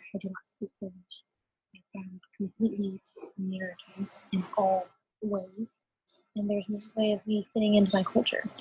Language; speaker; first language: English; native; English